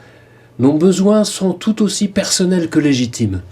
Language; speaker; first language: French; native; French